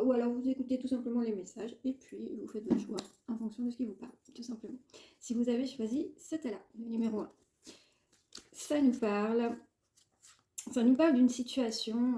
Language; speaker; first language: French; native; French